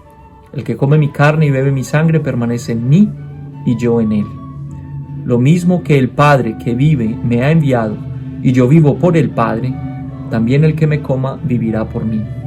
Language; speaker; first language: Spanish; native; Spanish